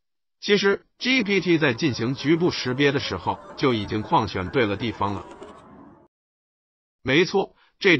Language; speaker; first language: Chinese; native; Chinese